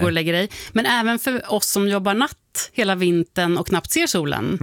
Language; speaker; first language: Swedish; native; Swedish